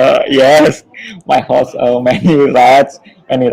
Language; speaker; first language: English; non-native, learner; Indonesian